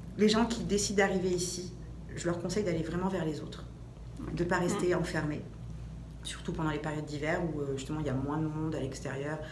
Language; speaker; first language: French; native; French